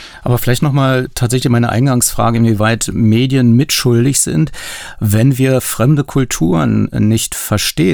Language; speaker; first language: German; native; German